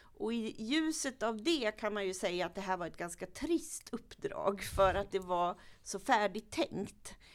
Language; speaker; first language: Swedish; native; Swedish